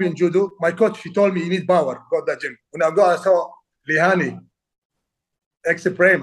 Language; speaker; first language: English; non-native, learner; Arabic